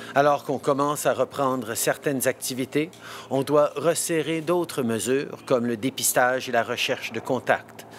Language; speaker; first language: French; early bilingual, heritage; French